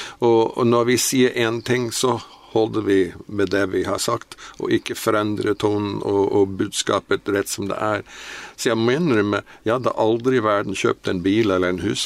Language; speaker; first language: Norwegian; non-native, fluent; English